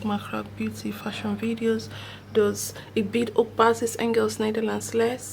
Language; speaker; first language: Dutch; non-native, learner; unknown